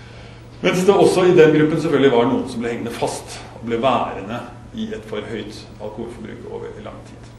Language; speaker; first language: Norwegian; native; Norwegian